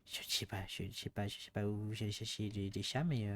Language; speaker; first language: French; native; French